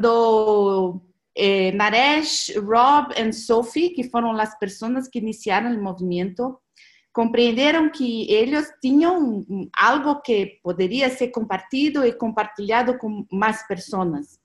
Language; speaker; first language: Spanish; non-native, learner; Portuguese